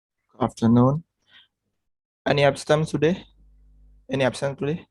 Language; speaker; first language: English; non-native, learner; Indonesian